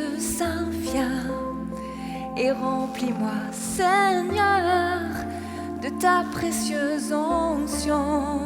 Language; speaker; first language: French; native; French